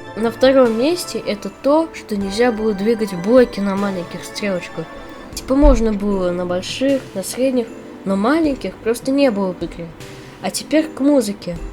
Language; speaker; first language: Russian; native; Russian